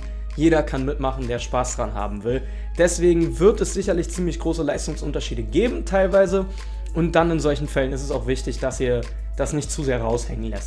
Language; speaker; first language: German; native; German